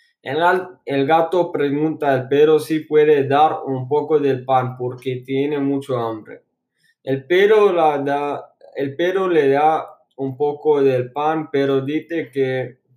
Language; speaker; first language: Spanish; non-native, learner; English